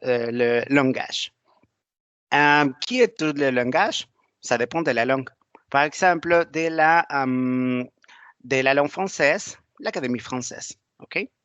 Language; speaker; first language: French; non-native, learner; Spanish